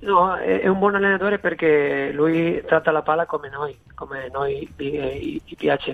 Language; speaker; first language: Italian; non-native, fluent; Spanish